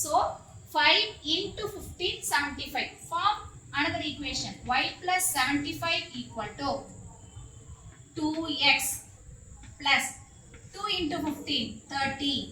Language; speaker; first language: English; non-native, local second language; Tamil